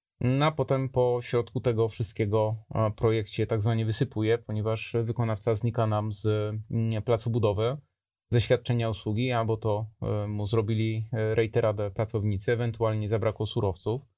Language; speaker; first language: Polish; native; Polish